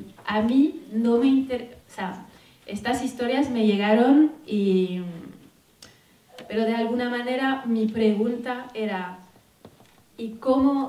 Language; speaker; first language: Spanish; non-native, fluent; French